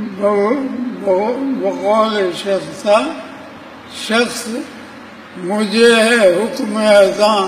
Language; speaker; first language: Urdu; native; Urdu